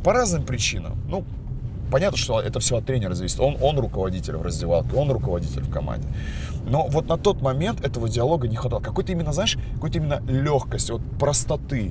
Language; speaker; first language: Russian; native; Russian